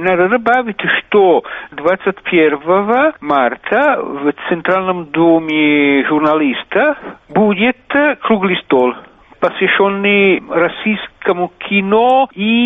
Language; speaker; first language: Russian; non-native, fluent; Italian